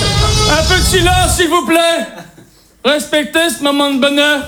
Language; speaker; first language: French; native; French